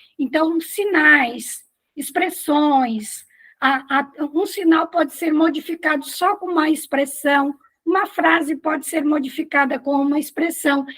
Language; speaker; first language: Portuguese; native; Portuguese